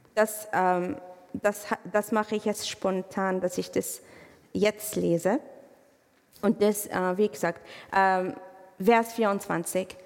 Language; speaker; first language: German; non-native, fluent; Arabic